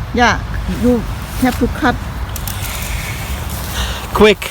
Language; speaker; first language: English; non-native, learner; Thai